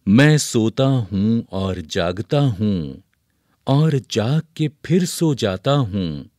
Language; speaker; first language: Urdu; native; Urdu